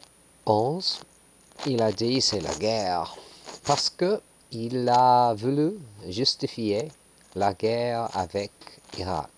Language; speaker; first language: French; non-native, learner; English